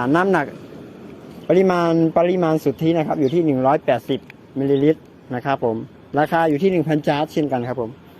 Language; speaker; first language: Thai; non-native, local second language; Shan